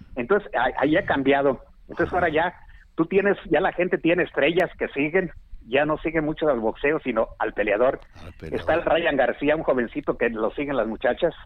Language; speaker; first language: Spanish; native; Spanish